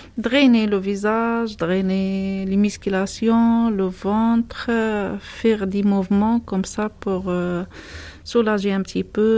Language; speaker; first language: French; non-native, learner; Arabic